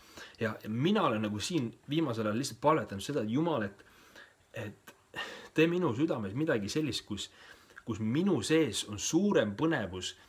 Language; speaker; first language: Estonian; native; Estonian